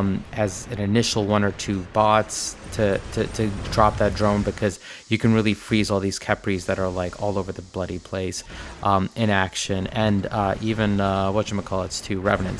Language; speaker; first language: English; native; English